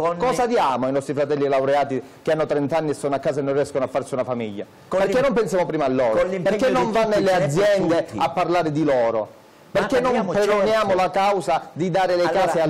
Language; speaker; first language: Italian; native; Italian